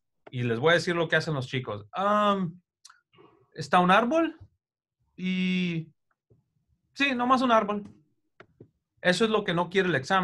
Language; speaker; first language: Spanish; early bilingual, heritage; Spanish